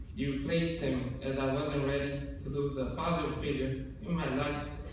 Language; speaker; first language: English; early bilingual, other home language; Spanish